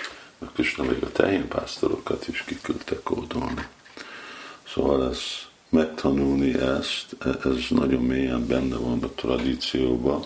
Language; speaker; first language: Hungarian; non-native, fluent; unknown